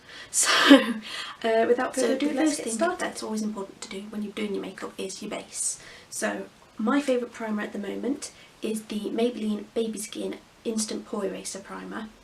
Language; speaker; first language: English; native; English